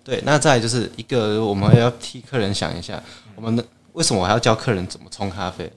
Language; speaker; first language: Chinese; native; Chinese